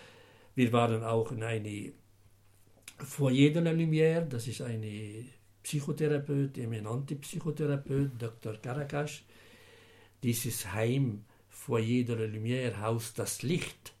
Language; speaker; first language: German; non-native, fluent; Arabic